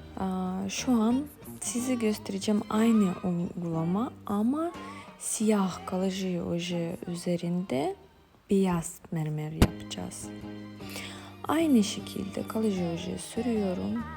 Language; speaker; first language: Turkish; non-native, fluent; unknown